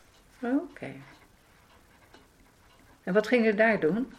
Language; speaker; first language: Dutch; native; Dutch